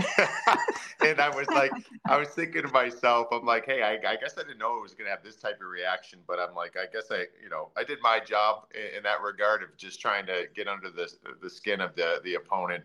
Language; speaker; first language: English; native; English